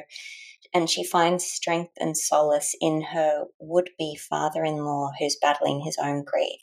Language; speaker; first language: English; native; English